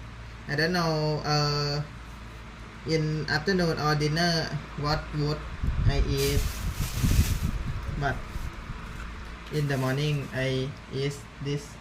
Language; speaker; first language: English; non-native, learner; Thai